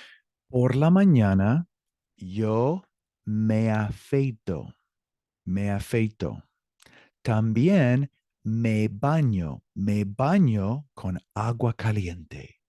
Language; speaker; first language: Spanish; non-native, fluent; English